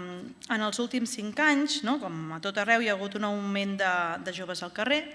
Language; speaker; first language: Catalan; native; Catalan